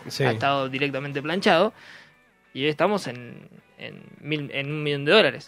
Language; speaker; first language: Spanish; native; Spanish